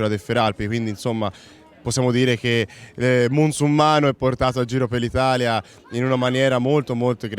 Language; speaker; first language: Italian; native; Italian